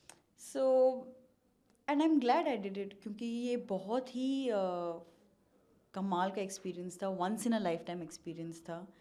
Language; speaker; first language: Hindi; native; Hindi